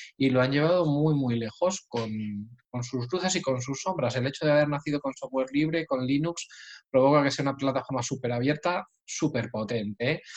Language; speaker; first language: Spanish; native; Spanish